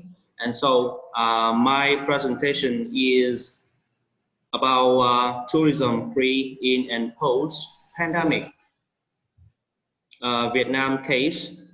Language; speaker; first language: English; non-native, fluent; Vietnamese